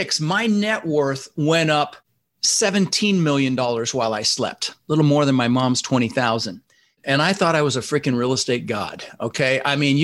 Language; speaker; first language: English; early bilingual, other home language; Dutch